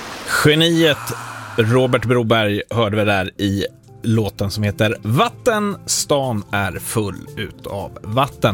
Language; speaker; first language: Swedish; native; Swedish